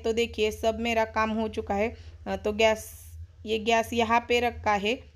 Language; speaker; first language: Hindi; non-native, local second language; Marathi